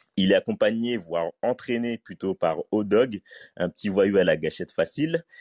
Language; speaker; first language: French; native; French